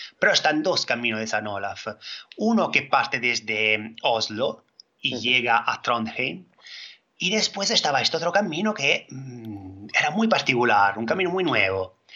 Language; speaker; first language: Spanish; non-native, fluent; Italian